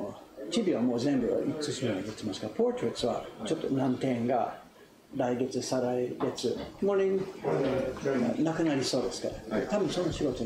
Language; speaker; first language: Japanese; non-native, fluent; English